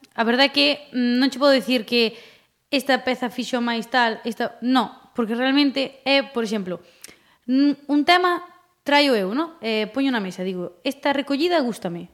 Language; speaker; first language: Galician; native; Galician